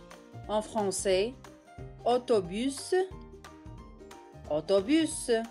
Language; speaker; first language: French; non-native, local second language; Arabic